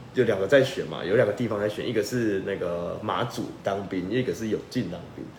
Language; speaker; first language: Chinese; native; Chinese